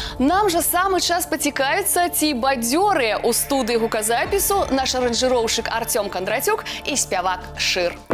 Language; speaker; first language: Belarusian; native; Belarusian